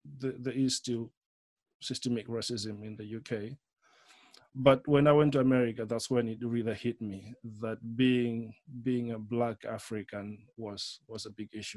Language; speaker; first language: English; non-native, local second language; Nyanja